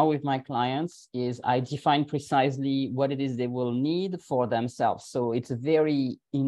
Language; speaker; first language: English; non-native, fluent; French